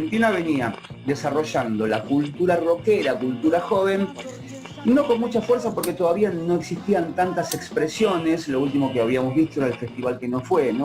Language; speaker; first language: Spanish; native; Spanish